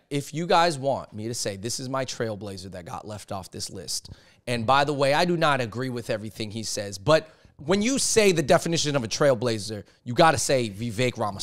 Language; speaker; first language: English; native; English